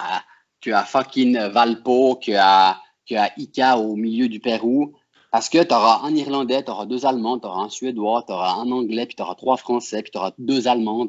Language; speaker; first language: French; native; French